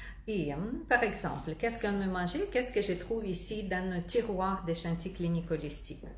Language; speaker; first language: French; non-native, fluent; Russian